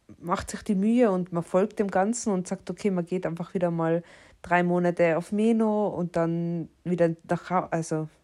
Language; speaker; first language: German; native; German